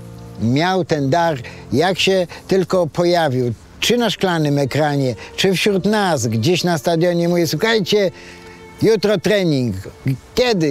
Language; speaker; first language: Polish; native; Polish